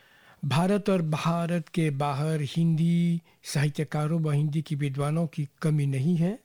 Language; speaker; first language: Hindi; native; Hindi